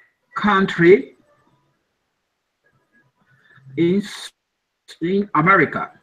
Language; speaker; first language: English; non-native, learner; Spanish